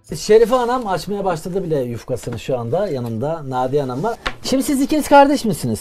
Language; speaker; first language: Turkish; native; Turkish